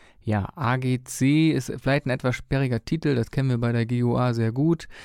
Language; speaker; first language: German; native; German